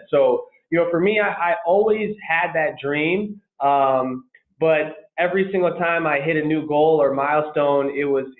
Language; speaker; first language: English; native; English